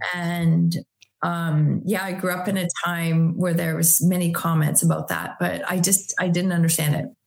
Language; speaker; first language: English; native; English